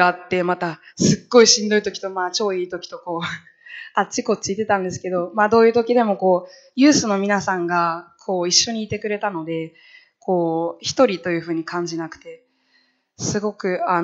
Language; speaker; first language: Japanese; native; Japanese